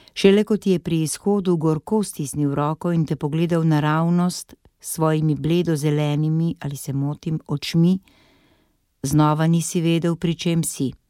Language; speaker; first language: Slovenian; native; Slovenian